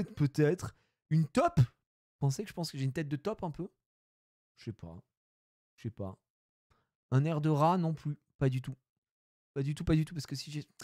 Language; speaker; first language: French; native; French